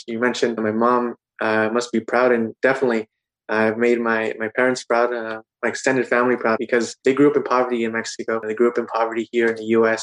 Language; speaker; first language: English; native; English